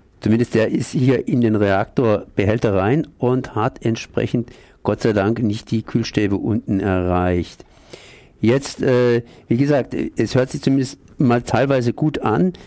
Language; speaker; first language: German; native; German